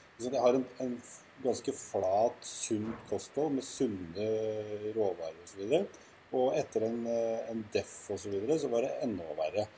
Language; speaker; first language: Norwegian; non-native, fluent; Swedish